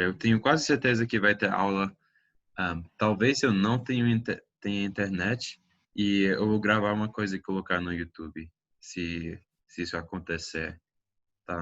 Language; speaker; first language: Portuguese; non-native, fluent; English